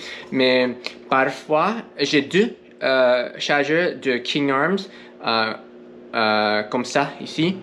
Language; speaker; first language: French; non-native, learner; English